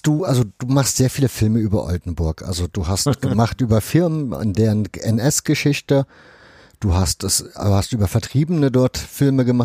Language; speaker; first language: German; native; German